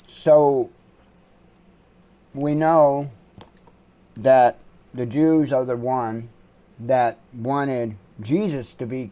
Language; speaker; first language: English; native; English